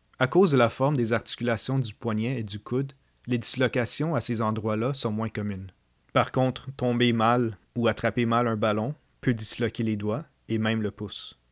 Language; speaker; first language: French; native; French